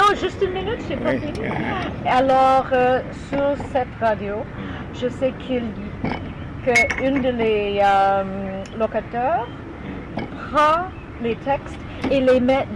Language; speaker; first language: French; non-native, learner; English